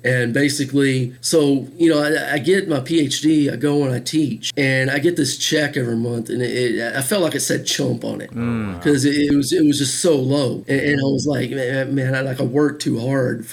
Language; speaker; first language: English; native; English